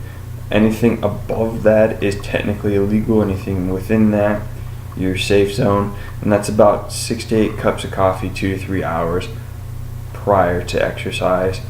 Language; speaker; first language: English; native; English